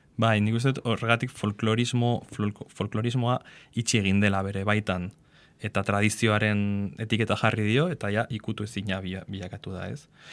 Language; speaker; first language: Basque; non-native, local second language; Spanish